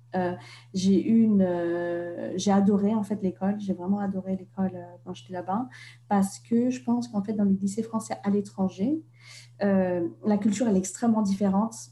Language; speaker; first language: French; non-native, fluent; Vietnamese